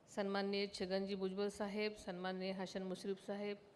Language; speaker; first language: Hindi; non-native, local second language; Marathi